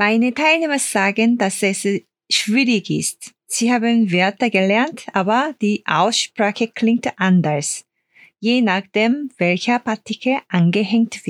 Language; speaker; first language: German; non-native, fluent; Korean